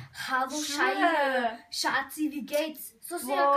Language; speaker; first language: German; non-native, learner; Romany